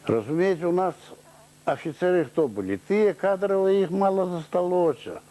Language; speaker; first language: Russian; non-native, local second language; Belarusian